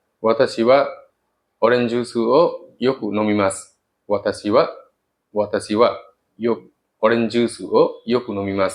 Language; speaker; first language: Japanese; non-native, fluent; Bangla